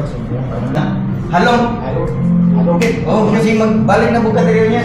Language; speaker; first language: Filipino; non-native, local second language; Hiligaynon